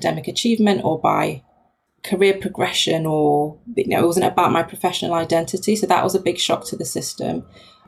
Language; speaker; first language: English; native; English